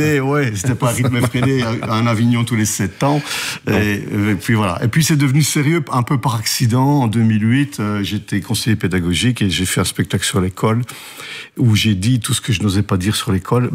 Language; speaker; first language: French; native; French